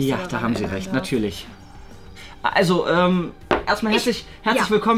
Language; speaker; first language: German; native; German